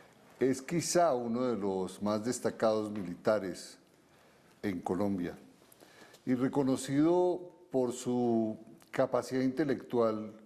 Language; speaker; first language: Spanish; native; Spanish